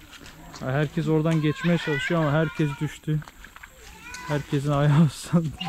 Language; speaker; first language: Turkish; native; Turkish